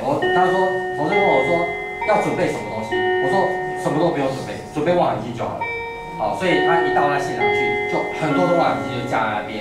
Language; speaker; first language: Chinese; native; Chinese